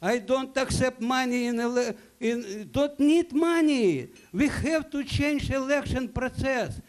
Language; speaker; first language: English; non-native, learner; Russian